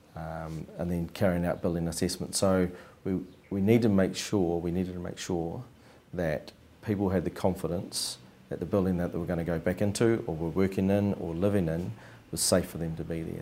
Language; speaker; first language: English; native; English